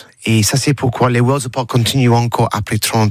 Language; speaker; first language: French; non-native, learner; English